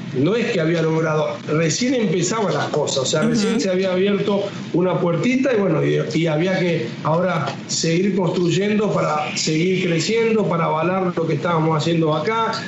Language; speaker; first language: Spanish; native; Spanish